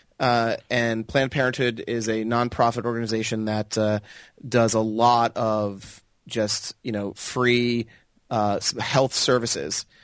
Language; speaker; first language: English; native; English